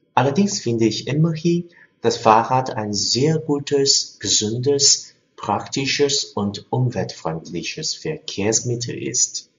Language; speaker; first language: German; non-native, fluent; Chinese